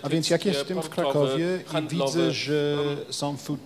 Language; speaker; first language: Polish; non-native, fluent; Japanese